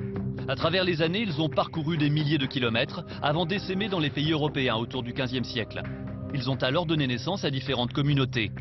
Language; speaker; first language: French; native; French